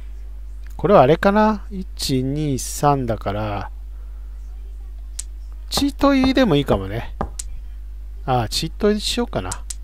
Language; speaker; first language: Japanese; native; Japanese